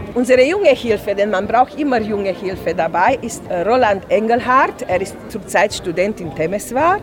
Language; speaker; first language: German; native; German